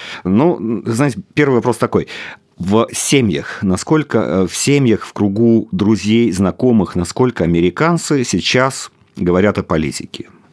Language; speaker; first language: Russian; native; Russian